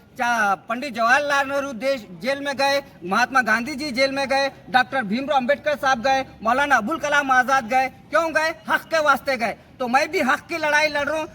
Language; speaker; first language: Hindi; non-native, local second language; Urdu